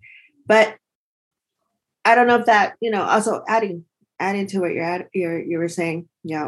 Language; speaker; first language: English; early bilingual, other home language; Spanish